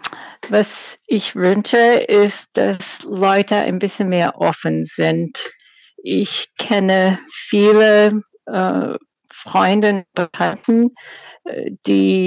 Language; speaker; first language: German; non-native, fluent; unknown